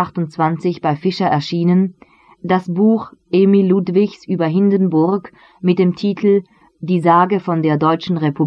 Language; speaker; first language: German; native; German